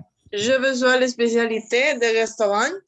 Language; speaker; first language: French; non-native, learner; Spanish